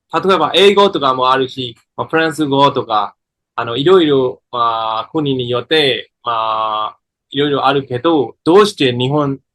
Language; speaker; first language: Japanese; non-native, fluent; Burmese